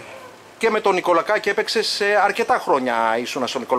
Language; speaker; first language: Greek; native; Greek